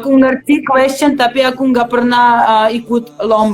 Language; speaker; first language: Indonesian; non-native, fluent; Russian